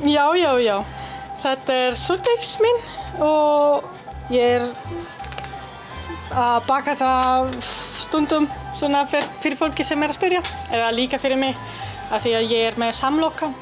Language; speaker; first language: Icelandic; non-native, learner; Italian